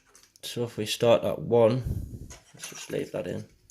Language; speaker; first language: English; native; English